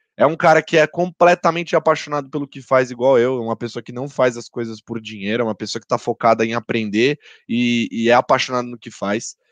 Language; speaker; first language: Portuguese; native; Portuguese